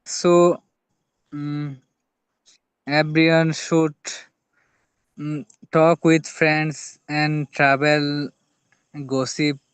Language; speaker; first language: English; non-native, learner; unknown